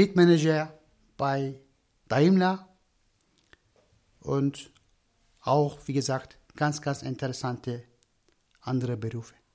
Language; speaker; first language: German; non-native, learner; Turkish